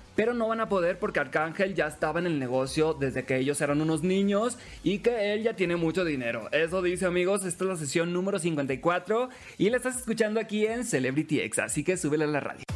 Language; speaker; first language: Spanish; native; Spanish